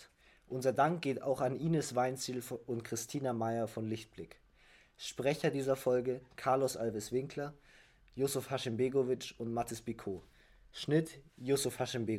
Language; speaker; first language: German; native; German